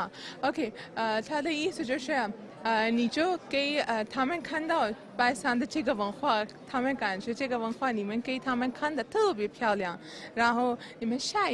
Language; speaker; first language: Chinese; non-native, fluent; Urdu